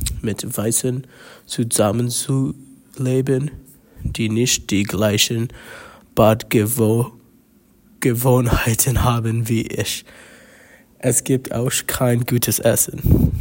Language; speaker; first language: German; non-native, learner; English